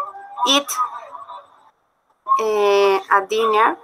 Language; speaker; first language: English; non-native, learner; Spanish